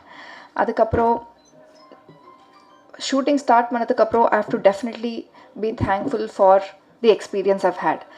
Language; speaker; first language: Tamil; non-native, learner; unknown